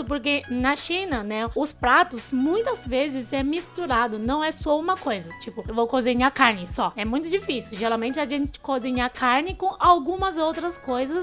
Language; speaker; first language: Portuguese; non-native, fluent; Chinese